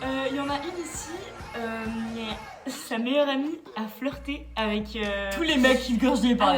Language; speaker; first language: French; native; French